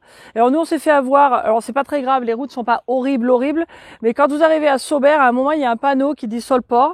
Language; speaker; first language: French; native; French